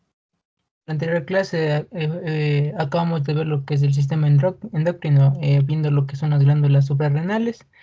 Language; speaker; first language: Spanish; native; Spanish